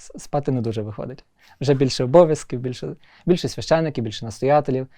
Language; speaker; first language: Ukrainian; native; Ukrainian